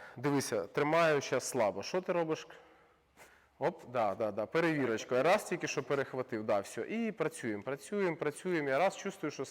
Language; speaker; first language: Ukrainian; non-native, local second language; Russian